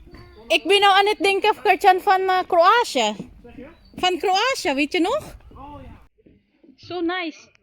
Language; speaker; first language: Dutch; non-native, fluent; Filipino